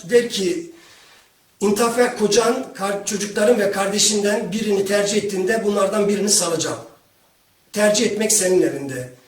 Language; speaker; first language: Turkish; non-native, local second language; Kurdish